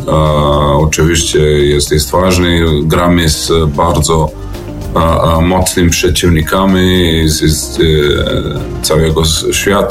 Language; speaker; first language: Polish; non-native, fluent; Serbian